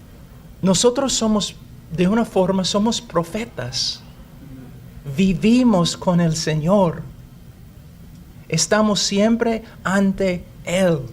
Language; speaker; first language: Spanish; non-native, fluent; English